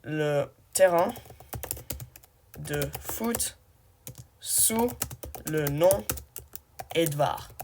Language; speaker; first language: French; non-native, learner; English